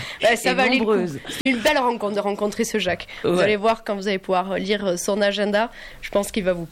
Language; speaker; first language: French; native; French